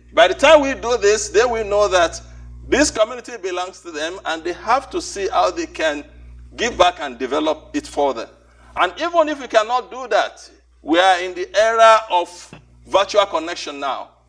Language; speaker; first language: English; non-native, local second language; Yoruba